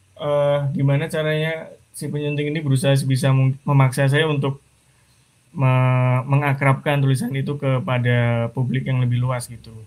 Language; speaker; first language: Indonesian; native; Indonesian